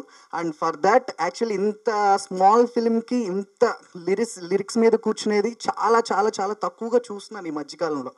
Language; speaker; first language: Telugu; native; Telugu